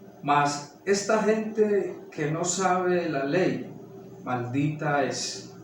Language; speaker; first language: Spanish; native; Spanish